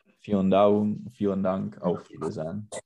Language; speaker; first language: German; non-native, learner; Czech